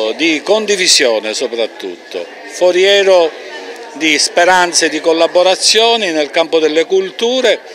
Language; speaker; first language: Italian; native; Italian